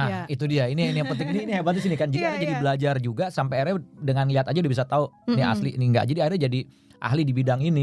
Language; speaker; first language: Indonesian; native; Indonesian